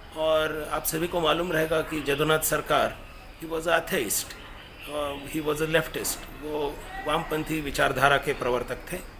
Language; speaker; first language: Hindi; non-native, local second language; Marathi